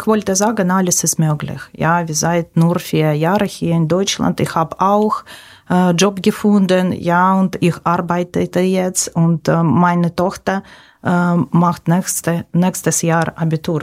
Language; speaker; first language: German; non-native, learner; Ukrainian